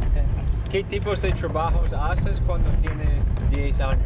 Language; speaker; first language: Spanish; non-native, learner; English